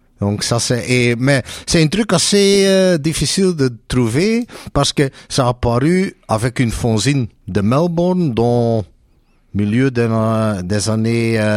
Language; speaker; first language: French; non-native, local second language; Dutch